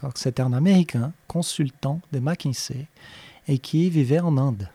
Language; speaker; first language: French; non-native, fluent; Portuguese